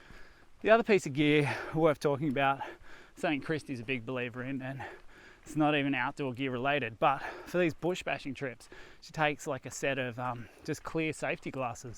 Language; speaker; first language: English; native; English